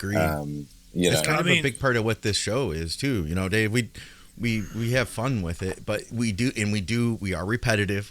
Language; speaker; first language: English; native; English